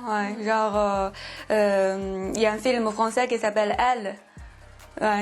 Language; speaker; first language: French; non-native, fluent; Chinese